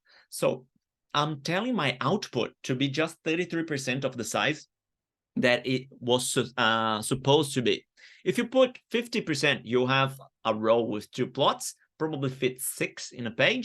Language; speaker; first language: English; non-native, fluent; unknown